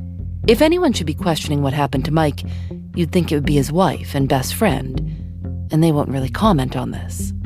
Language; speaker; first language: English; native; English